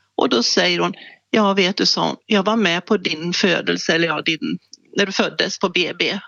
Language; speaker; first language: Swedish; native; Swedish